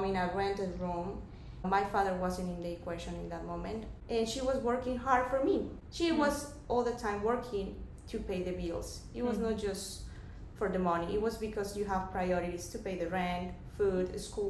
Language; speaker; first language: English; non-native, fluent; Spanish